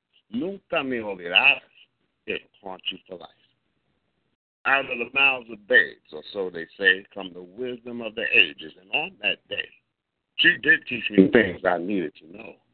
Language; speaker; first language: English; native; English